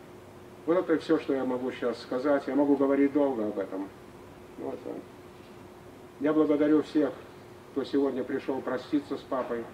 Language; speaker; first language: Russian; native; Russian